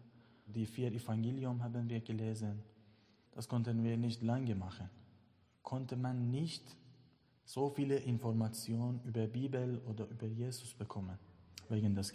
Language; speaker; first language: German; non-native, learner; Persian